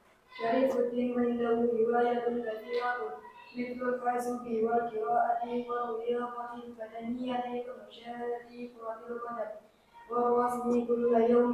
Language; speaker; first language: Arabic; non-native, learner; Indonesian